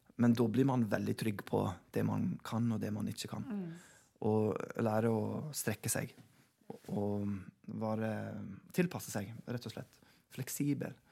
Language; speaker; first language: Norwegian; non-native, fluent; English